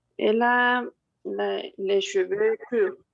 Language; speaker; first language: French; non-native, learner; Spanish